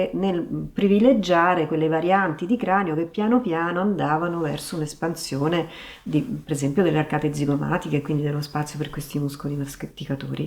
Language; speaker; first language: Italian; native; Italian